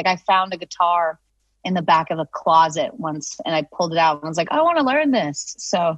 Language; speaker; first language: English; native; English